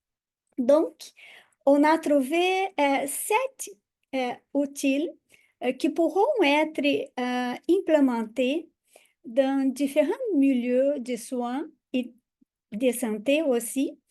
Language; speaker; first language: French; non-native, fluent; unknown